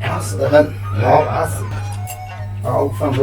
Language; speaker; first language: Chinese; native; Chinese